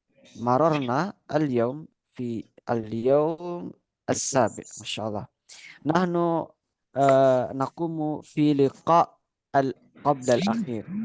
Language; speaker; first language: Arabic; non-native, fluent; Indonesian